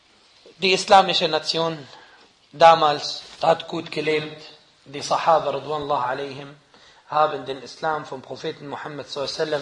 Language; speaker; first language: German; non-native, fluent; Arabic